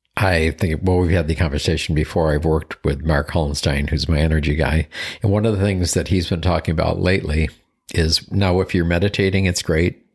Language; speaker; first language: English; native; English